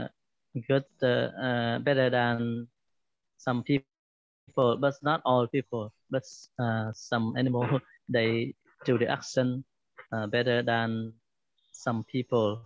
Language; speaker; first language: English; non-native, learner; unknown